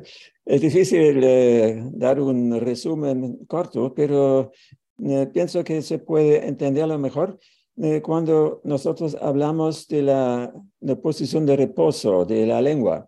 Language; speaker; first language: Spanish; non-native, fluent; German